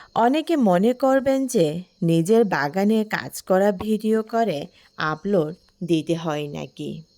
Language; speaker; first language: Bangla; non-native, local second language; Marma